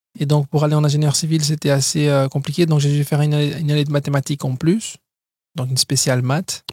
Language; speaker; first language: French; early bilingual, other home language; Portuguese